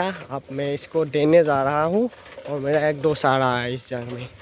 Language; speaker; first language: Hindi; non-native, local second language; Assamese